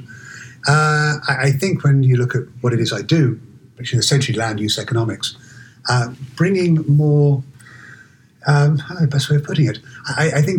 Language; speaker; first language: English; native; English